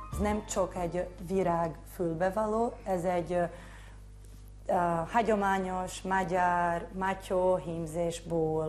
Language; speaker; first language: Hungarian; non-native, learner; Portuguese